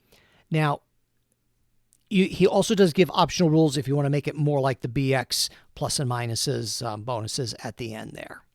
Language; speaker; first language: English; native; English